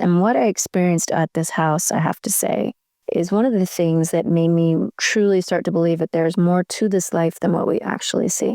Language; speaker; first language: English; native; English